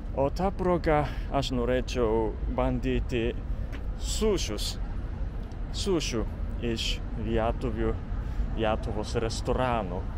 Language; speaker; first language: Lithuanian; non-native, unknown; Japanese